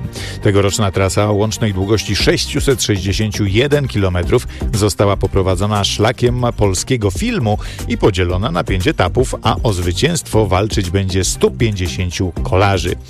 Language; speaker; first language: Polish; native; Polish